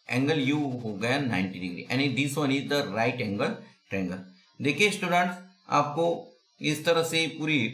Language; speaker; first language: Hindi; non-native, local second language; Marathi